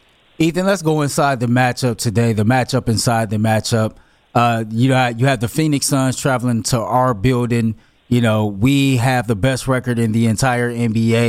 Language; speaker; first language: English; native; English